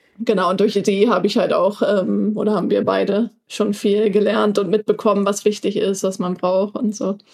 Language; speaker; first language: German; native; German